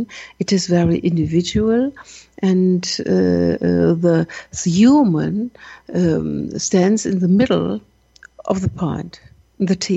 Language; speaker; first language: English; non-native, learner; German